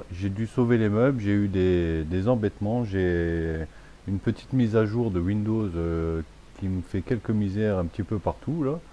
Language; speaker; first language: French; native; French